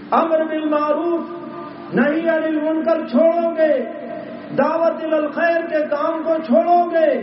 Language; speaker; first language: Urdu; native; Urdu